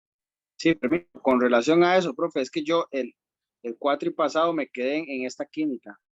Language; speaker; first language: Spanish; native; Spanish